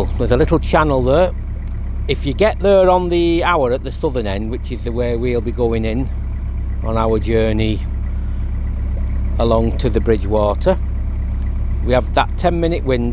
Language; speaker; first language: English; native; English